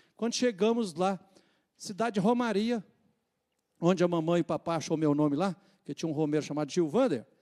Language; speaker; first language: Portuguese; native; Portuguese